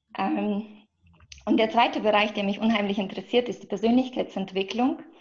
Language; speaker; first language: German; non-native, fluent; Russian